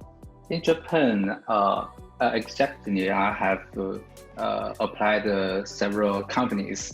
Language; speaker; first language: English; non-native, learner; Chinese